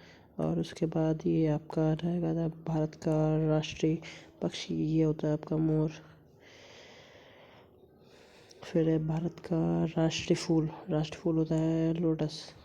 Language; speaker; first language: Hindi; native; Hindi